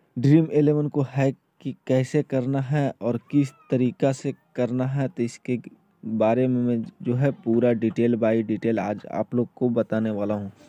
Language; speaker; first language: Hindi; native; Hindi